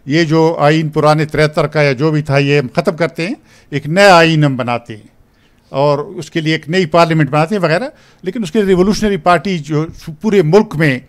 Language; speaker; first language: Urdu; non-native, local second language; Pashto